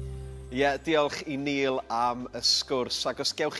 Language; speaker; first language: Welsh; native; Welsh